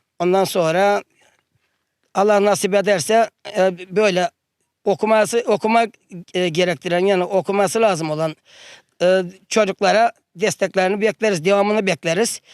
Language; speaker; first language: Turkish; native; Turkish